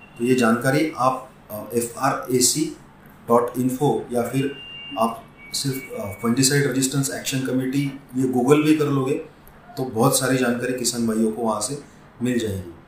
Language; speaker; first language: Hindi; non-native, local second language; Marathi